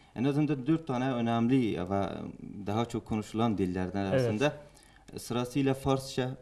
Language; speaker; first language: Turkish; non-native, fluent; Persian